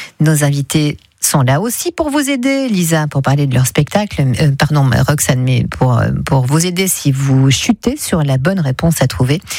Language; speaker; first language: French; native; French